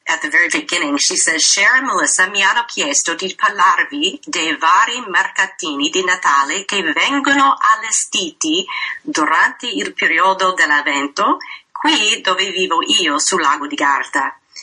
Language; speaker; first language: Italian; non-native, fluent; English